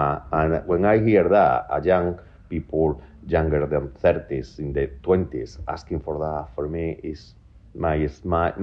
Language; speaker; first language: English; non-native, fluent; Spanish